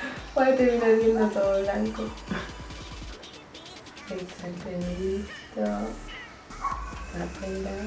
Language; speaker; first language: Spanish; native; Spanish